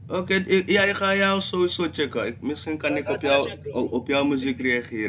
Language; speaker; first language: Dutch; non-native, fluent; English